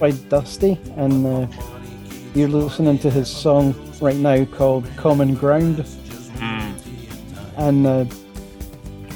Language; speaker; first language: English; native; English